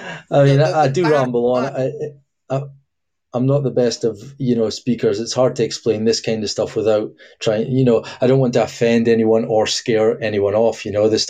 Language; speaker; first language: English; native; English